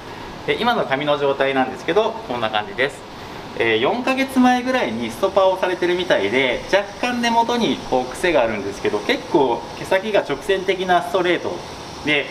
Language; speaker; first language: Japanese; native; Japanese